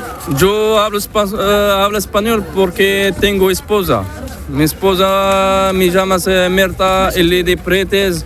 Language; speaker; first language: Spanish; non-native, learner; Arabic